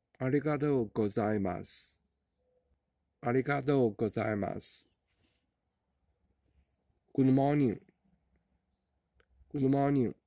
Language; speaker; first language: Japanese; non-native, learner; Chinese